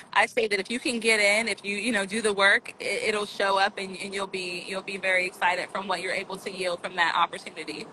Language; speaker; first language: English; native; English